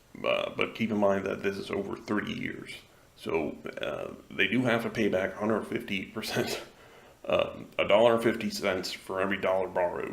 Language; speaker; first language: English; non-native, local second language; Spanish